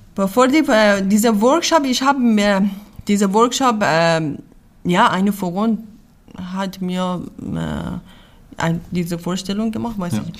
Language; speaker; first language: German; non-native, learner; Persian